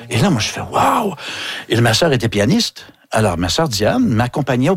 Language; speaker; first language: French; native; French